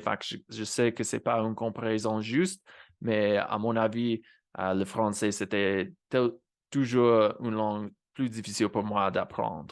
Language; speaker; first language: French; non-native, fluent; English